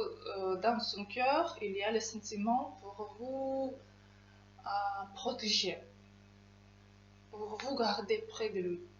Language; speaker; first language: French; non-native, fluent; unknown